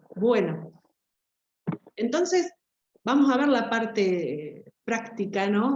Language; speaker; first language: Spanish; native; Spanish